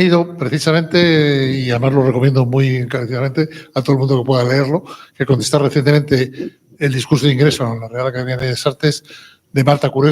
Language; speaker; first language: Spanish; native; Spanish